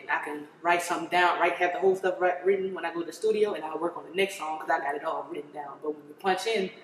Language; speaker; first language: English; native; English